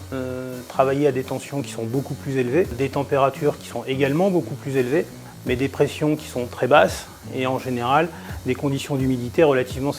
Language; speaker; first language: French; native; French